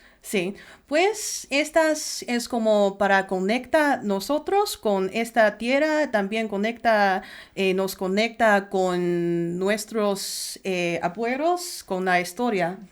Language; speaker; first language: Spanish; non-native, learner; Chinese